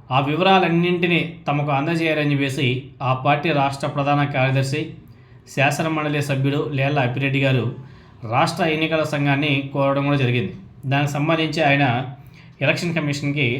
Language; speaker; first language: Telugu; native; Telugu